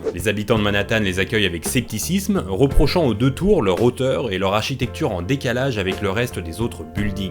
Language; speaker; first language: French; native; French